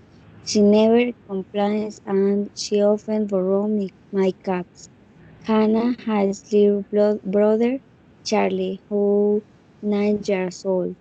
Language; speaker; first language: English; non-native, learner; Spanish